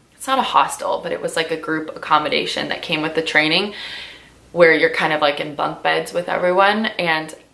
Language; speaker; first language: English; native; English